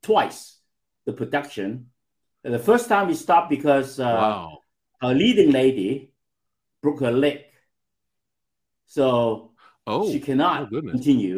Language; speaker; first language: English; non-native, local second language; Cantonese